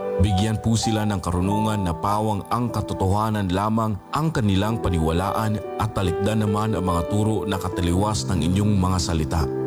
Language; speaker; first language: Filipino; non-native, local second language; Aklanon